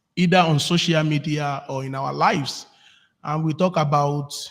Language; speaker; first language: English; non-native, local second language; Yoruba